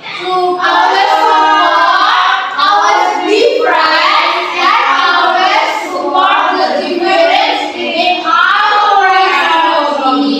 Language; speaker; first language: English; non-native, learner; Indonesian